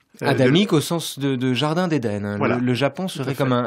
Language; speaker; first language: French; native; French